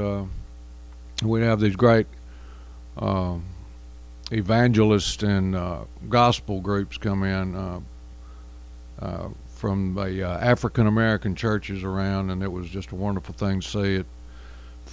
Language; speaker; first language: English; native; English